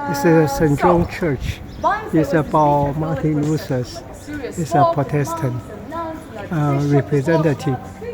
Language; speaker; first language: English; non-native, learner; Chinese